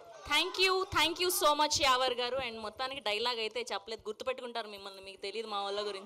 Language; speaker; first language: Telugu; native; Telugu